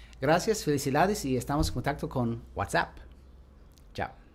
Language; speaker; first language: Spanish; non-native, learner; English